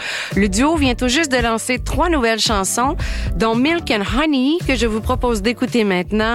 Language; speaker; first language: French; native; French